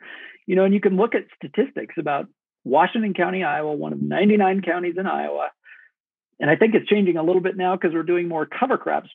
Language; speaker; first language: English; native; English